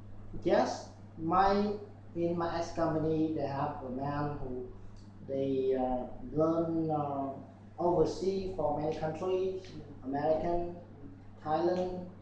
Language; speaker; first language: English; non-native, learner; Vietnamese